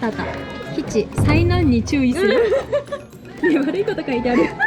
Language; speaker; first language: Japanese; native; Japanese